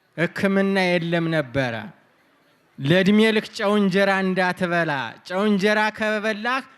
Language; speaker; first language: Amharic; native; Amharic